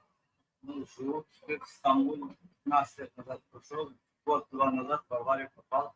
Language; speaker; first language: Russian; non-native, learner; Turkmen